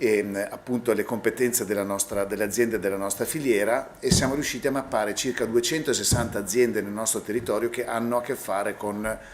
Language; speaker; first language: Italian; native; Italian